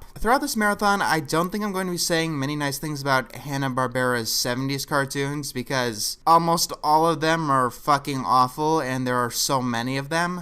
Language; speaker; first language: English; native; English